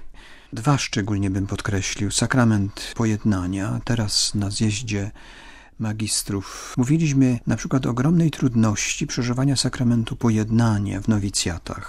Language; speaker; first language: Polish; native; Polish